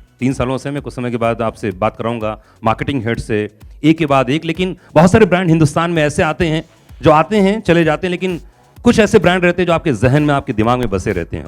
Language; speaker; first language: Hindi; native; Hindi